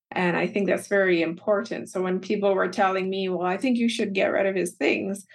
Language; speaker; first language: English; native; English